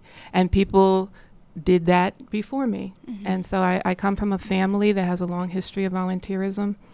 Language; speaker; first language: English; native; English